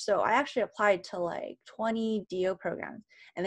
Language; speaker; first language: English; native; English